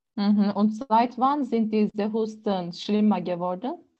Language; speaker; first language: German; non-native, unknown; Turkish